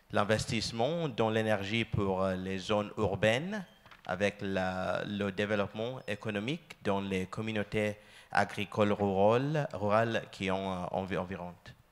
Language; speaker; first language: French; non-native, learner; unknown